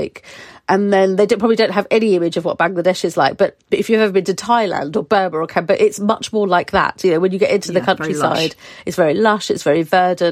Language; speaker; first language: English; native; English